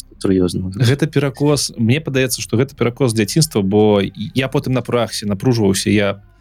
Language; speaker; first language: Belarusian; non-native, local second language; Russian